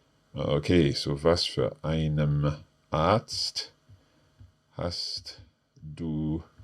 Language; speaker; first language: German; non-native, fluent; English